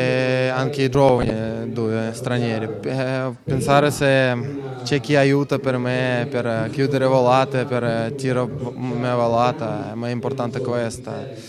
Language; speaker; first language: Italian; non-native, learner; Russian